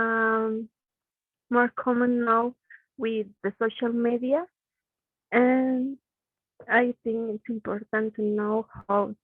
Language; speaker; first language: English; non-native, learner; Spanish